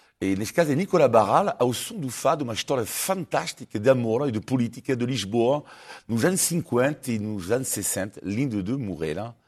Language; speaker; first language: Portuguese; non-native, fluent; French